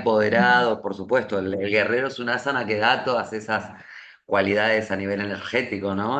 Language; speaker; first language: Spanish; native; Spanish